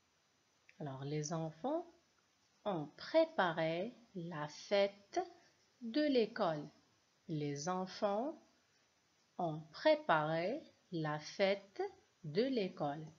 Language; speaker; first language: French; non-native, local second language; Arabic